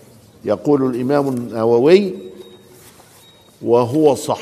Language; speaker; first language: Arabic; native; Arabic